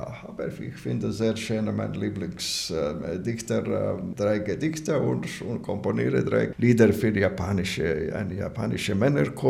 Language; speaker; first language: German; non-native, learner; Latvian